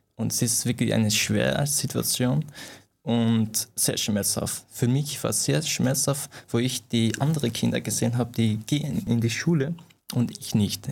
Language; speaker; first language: German; non-native, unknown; Persian